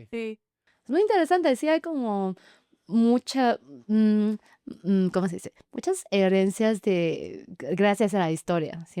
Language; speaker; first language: Spanish; non-native, fluent; Chinese